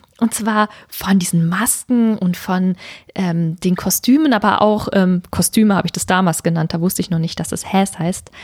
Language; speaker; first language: German; native; German